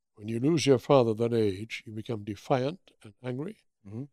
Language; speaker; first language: English; early bilingual, other home language; German